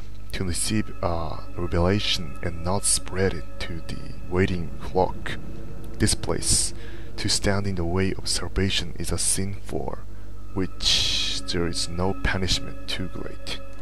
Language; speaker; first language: English; non-native, fluent; Japanese